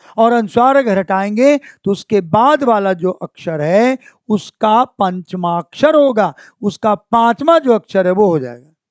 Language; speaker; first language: Hindi; native; Hindi